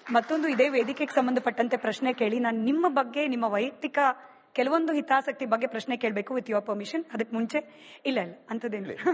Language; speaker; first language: Kannada; native; Kannada